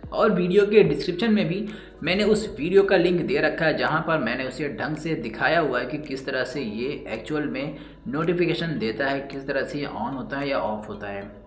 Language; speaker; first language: Hindi; native; Hindi